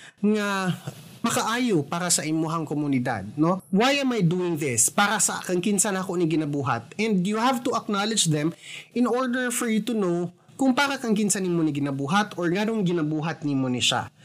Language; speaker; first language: Cebuano; non-native, local second language; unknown